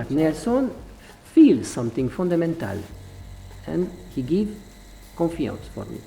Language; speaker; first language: English; non-native, learner; Hungarian